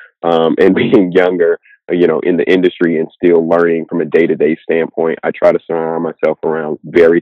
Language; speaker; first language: English; native; English